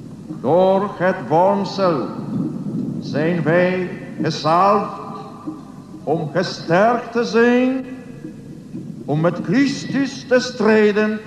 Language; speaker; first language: Dutch; non-native, learner; Polish